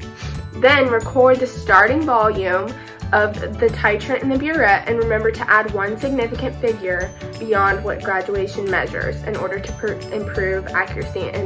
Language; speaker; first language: English; native; English